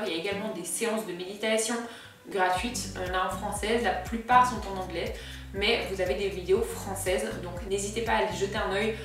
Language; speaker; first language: French; native; French